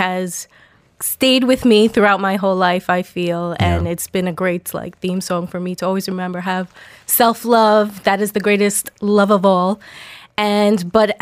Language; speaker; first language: English; native; English